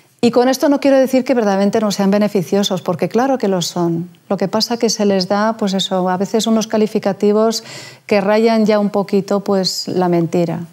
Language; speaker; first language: Spanish; native; Spanish